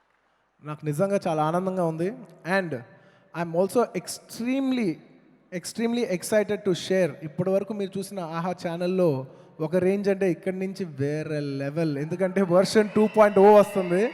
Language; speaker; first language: Telugu; native; Telugu